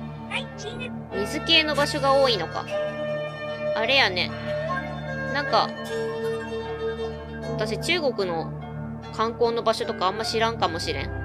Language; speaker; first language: Japanese; native; Japanese